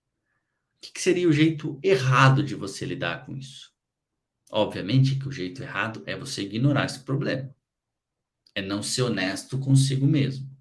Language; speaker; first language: Portuguese; native; Portuguese